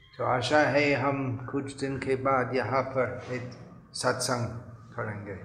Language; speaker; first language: Hindi; non-native, fluent; English